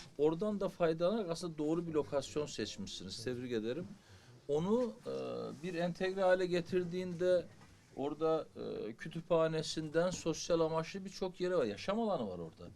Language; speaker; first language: Turkish; native; Turkish